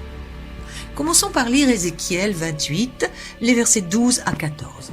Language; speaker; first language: French; native; French